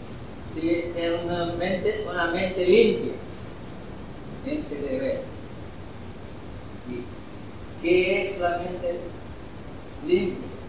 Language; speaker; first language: Spanish; non-native, fluent; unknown